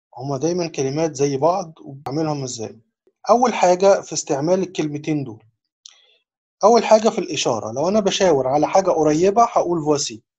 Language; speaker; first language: Arabic; native; Arabic